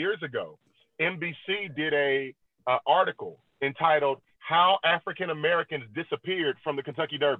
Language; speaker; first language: English; native; English